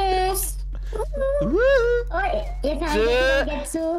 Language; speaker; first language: French; native; French